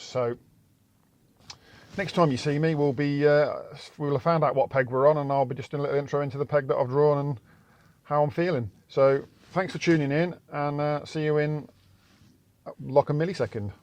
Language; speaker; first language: English; native; English